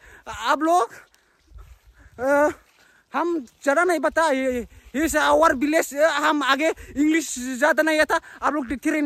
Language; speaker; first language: Hindi; non-native, local second language; Bodo